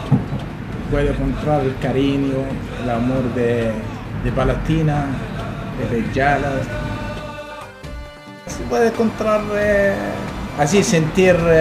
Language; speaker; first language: Spanish; non-native, learner; Arabic